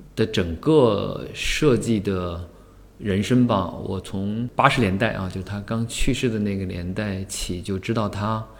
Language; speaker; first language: Chinese; native; Chinese